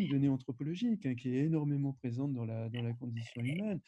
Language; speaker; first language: French; native; French